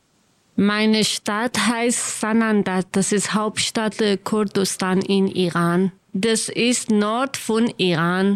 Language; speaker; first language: German; non-native, learner; Kurdish